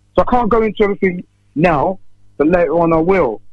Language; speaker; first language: English; native; English